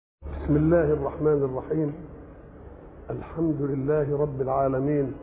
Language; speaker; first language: Arabic; native; Arabic